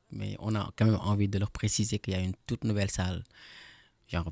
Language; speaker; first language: French; non-native, local second language; Wolof